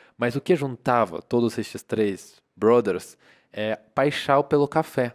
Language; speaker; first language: Portuguese; non-native, fluent; Russian